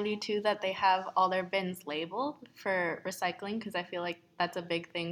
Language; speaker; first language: English; native; English